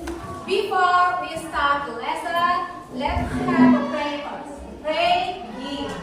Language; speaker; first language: English; non-native, fluent; Indonesian